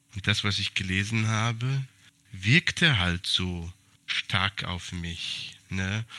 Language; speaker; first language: German; early bilingual, other home language; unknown